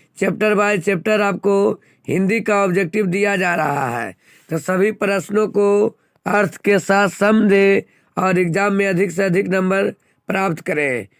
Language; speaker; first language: Hindi; native; Hindi